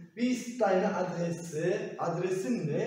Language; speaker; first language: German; non-native, learner; Turkish